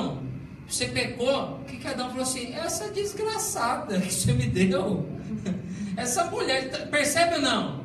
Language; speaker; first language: Portuguese; native; Portuguese